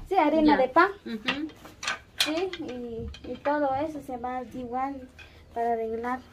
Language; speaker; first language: Spanish; non-native, local second language; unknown